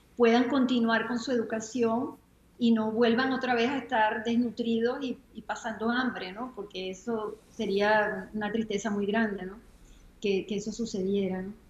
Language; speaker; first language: Spanish; native; Spanish